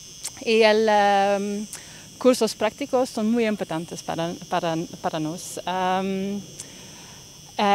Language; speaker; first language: Spanish; non-native, learner; Dutch